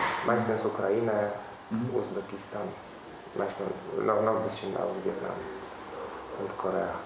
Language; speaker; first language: German; non-native, fluent; Polish